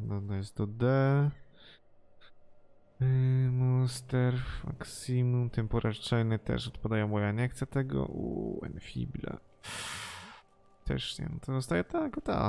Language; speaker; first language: Polish; native; Polish